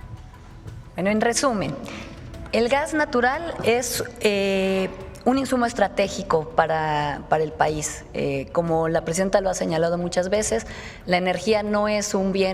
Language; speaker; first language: Spanish; native; Spanish